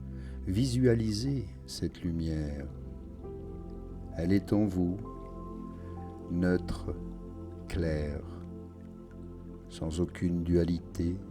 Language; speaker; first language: French; native; French